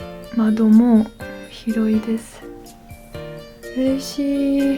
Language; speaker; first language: Japanese; non-native, learner; French